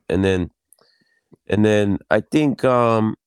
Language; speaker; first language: English; non-native, fluent; Japanese